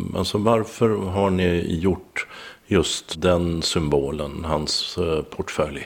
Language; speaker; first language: Swedish; native; Swedish